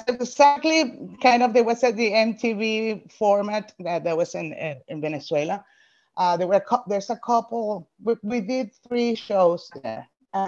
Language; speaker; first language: English; non-native, fluent; Spanish